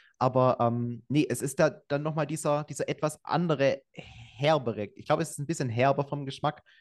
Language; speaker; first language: German; native; German